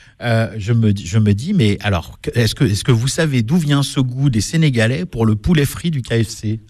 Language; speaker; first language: French; native; French